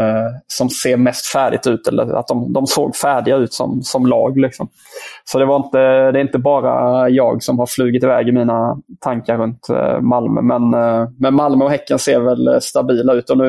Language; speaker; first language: Swedish; native; Swedish